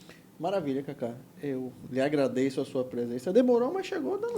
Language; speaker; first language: Portuguese; native; Portuguese